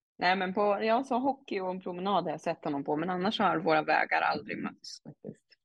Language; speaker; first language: Swedish; native; Swedish